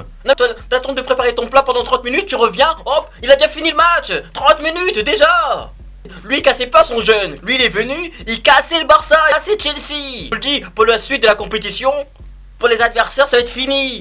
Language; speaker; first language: French; native; French